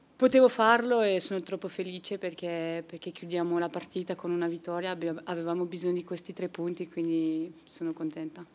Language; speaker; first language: Italian; non-native, fluent; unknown